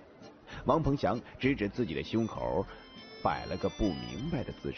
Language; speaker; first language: Chinese; native; Chinese